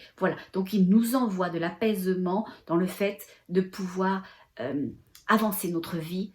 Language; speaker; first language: French; native; French